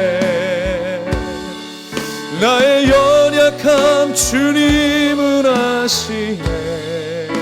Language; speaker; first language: Korean; native; Korean